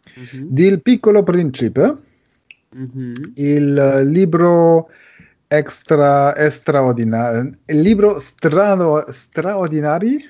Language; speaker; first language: Italian; non-native, learner; German